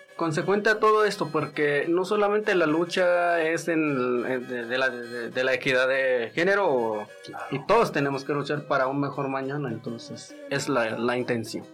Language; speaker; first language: Spanish; non-native, local second language; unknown